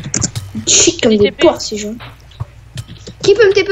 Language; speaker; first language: French; native; French